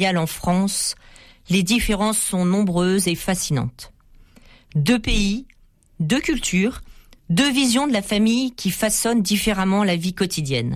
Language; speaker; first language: French; native; French